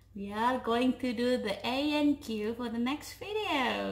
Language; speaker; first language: English; non-native, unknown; Javanese